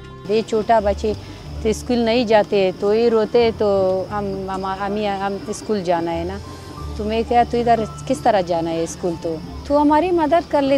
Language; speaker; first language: Hindi; non-native, learner; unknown